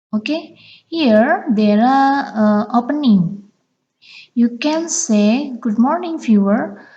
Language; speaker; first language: English; non-native, learner; Indonesian